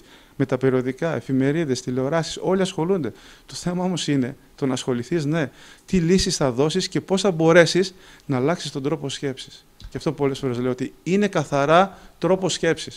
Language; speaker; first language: Greek; native; Greek